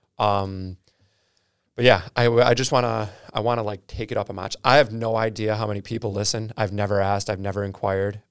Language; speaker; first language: English; native; English